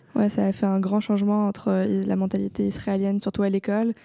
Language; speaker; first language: French; native; French